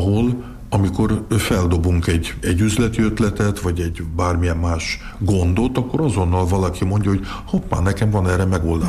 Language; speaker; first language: Hungarian; early bilingual, heritage; Hungarian